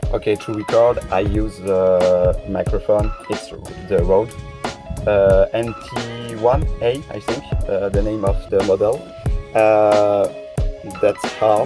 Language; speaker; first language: English; non-native, learner; French